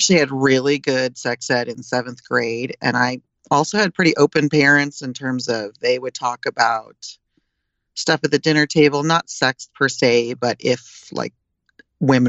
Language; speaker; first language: English; native; English